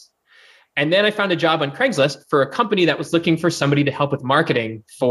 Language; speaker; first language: English; native; English